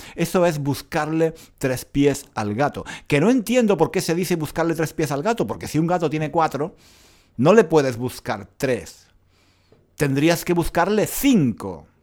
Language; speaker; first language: Spanish; native; Spanish